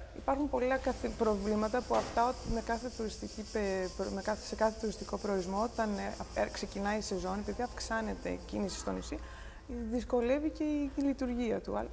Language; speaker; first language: Greek; early bilingual, heritage; Greek